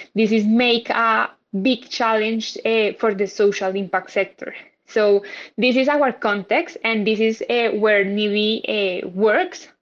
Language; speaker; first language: English; non-native, fluent; Spanish